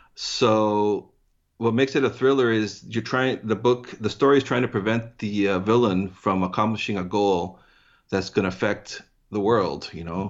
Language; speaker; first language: English; early bilingual, heritage; English